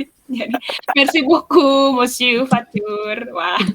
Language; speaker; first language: French; non-native, fluent; Indonesian